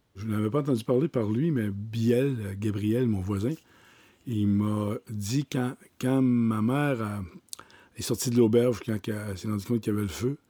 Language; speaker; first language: French; native; French